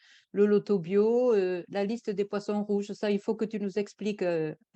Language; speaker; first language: French; native; French